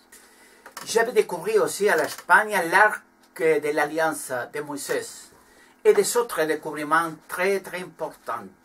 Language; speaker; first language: French; non-native, learner; Spanish